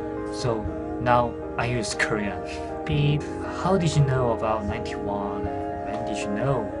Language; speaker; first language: English; non-native, learner; Korean